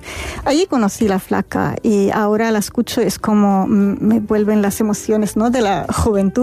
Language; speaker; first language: Spanish; non-native, fluent; Arabic